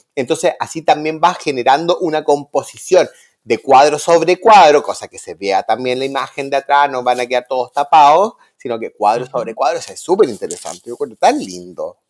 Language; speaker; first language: Spanish; native; Spanish